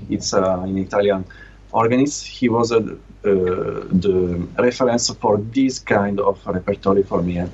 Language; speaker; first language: English; non-native, learner; Italian